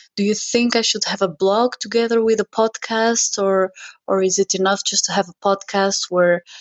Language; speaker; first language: English; non-native, fluent; Portuguese